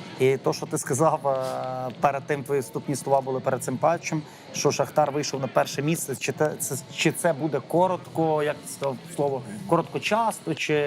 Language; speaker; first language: Ukrainian; native; Ukrainian